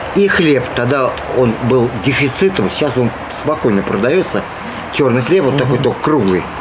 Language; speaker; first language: Russian; native; Russian